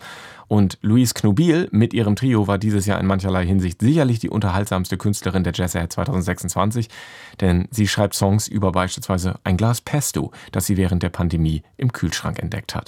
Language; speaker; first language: German; native; German